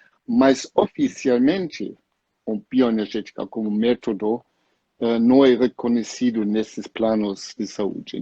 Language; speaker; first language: Portuguese; non-native, fluent; German